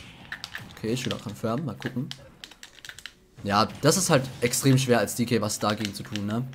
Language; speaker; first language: German; native; German